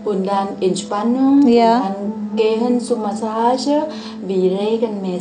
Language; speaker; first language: German; non-native, learner; Thai